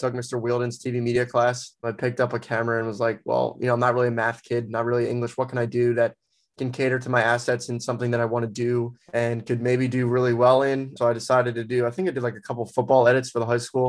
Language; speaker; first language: English; native; English